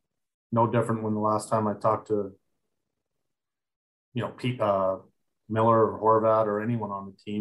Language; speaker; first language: English; native; English